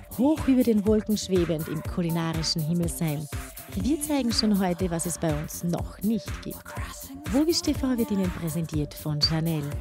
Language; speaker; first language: German; native; German